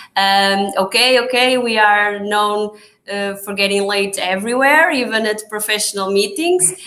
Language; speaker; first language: English; non-native, fluent; Portuguese